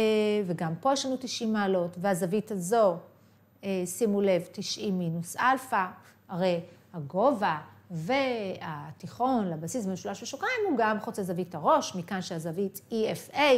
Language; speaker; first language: Hebrew; native; Hebrew